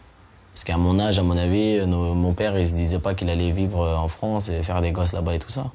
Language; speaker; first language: French; early bilingual, other home language; Turkish